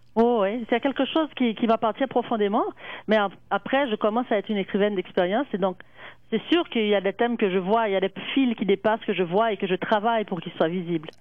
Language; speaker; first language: French; native; French